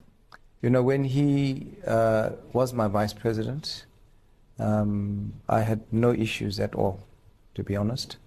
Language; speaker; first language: English; non-native, local second language; Tswana